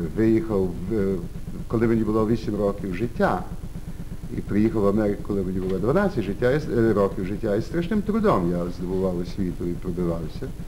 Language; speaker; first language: Ukrainian; early bilingual, heritage; Ukrainian